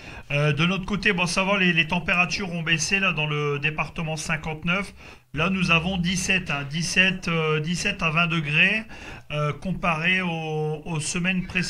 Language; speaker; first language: French; native; French